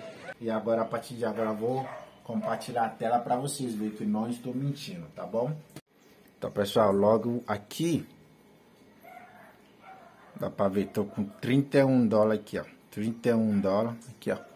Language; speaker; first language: Portuguese; non-native, learner; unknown